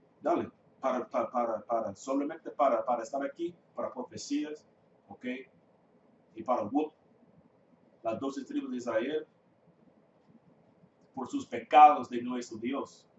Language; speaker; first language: Spanish; non-native, fluent; English